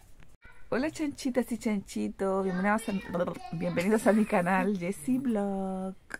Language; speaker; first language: Spanish; native; Spanish